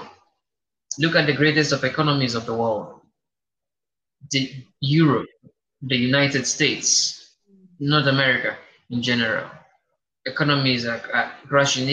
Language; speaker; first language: English; non-native, local second language; Igbo